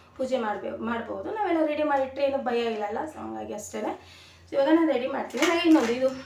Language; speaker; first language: Kannada; non-native, local second language; Konkani